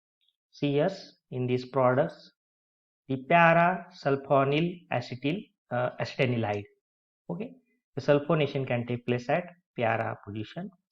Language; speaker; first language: English; non-native, local second language; Marathi